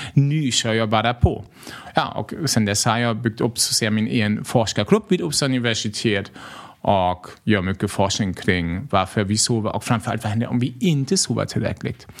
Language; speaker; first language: Swedish; non-native, fluent; German